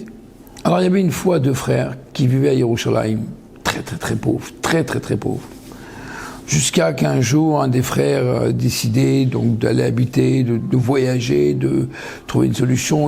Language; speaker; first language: French; native; French